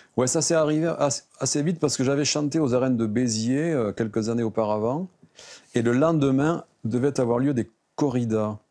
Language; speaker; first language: French; native; French